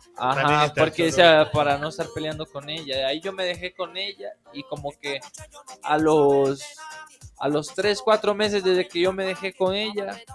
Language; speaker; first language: Spanish; native; Spanish